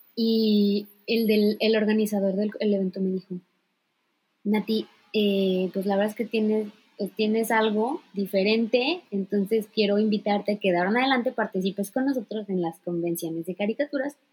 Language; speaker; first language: Spanish; native; Spanish